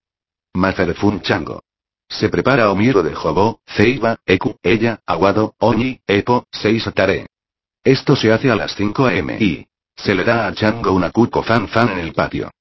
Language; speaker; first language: Spanish; native; Spanish